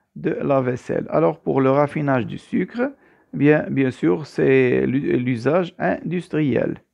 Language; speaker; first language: French; non-native, local second language; Arabic